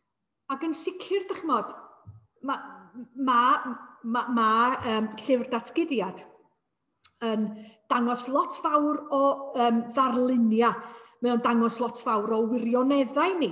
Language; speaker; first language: Welsh; native; Welsh